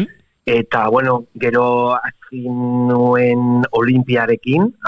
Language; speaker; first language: Basque; non-native, local second language; Spanish